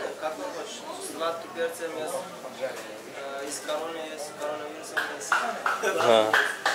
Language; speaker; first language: Russian; non-native, learner; Turkish